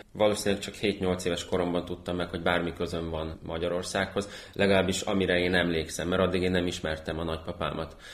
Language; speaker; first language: Hungarian; early bilingual, other home language; Ukrainian